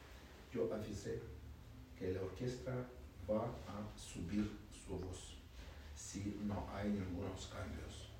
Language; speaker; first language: Spanish; non-native, learner; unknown